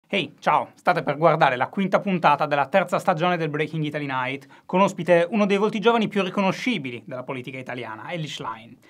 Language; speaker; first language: Italian; native; Italian